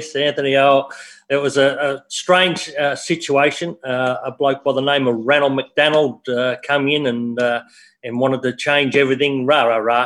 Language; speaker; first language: English; native; English